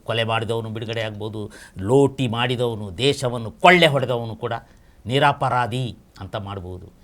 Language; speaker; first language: Kannada; non-native, local second language; Kodava